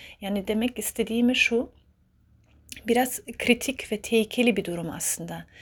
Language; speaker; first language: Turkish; early bilingual, heritage; Turkish